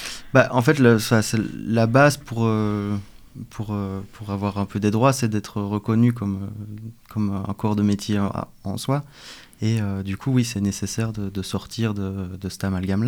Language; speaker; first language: French; native; French